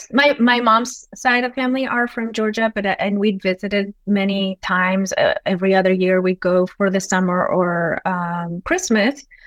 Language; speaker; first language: English; non-native, fluent; Spanish